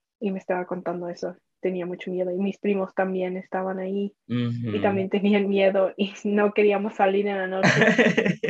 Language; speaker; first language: Spanish; early bilingual, heritage; Spanish